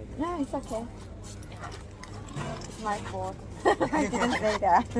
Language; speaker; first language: English; non-native, learner; Korean